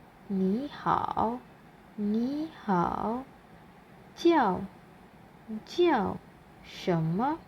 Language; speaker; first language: Chinese; non-native, fluent; Malay